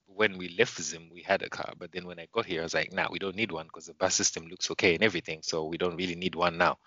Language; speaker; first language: English; non-native, local second language; Shona